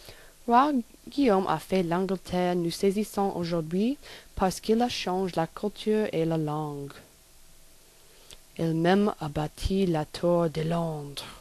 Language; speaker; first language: French; non-native, learner; English